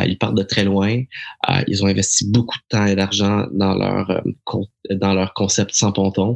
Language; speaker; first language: French; native; French